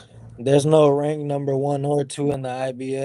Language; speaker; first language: English; native; English